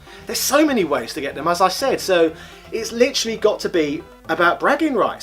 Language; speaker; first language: English; native; English